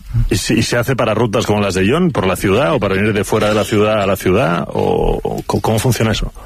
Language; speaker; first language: Spanish; native; Spanish